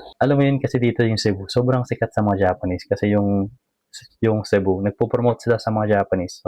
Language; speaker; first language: Filipino; native; Filipino